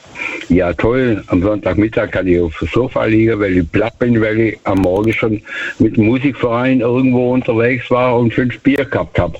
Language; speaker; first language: German; native; German